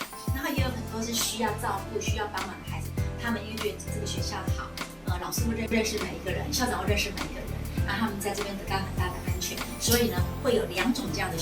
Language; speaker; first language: Chinese; non-native, local second language; Min Nan Chinese